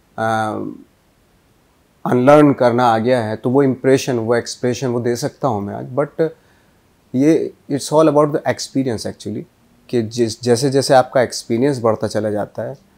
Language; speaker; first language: Hindi; native; Hindi